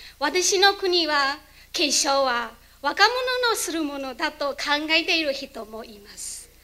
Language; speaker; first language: Japanese; non-native, learner; Chinese